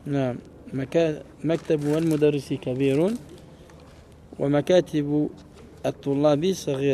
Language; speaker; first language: Arabic; non-native, fluent; French